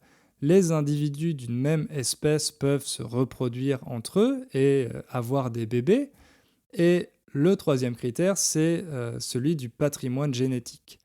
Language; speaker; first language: French; native; French